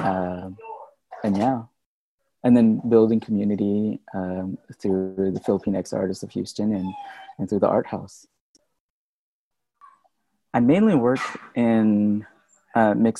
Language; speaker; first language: English; non-native, local second language; Filipino